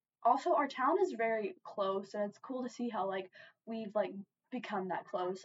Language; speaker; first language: English; native; English